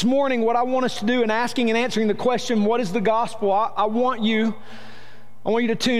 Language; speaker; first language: English; native; English